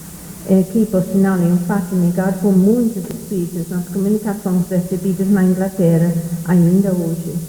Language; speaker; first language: Portuguese; non-native, fluent; English